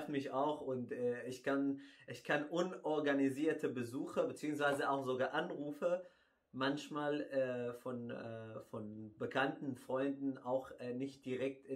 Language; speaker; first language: German; non-native, fluent; Arabic